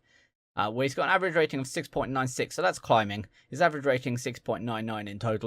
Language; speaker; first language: English; native; English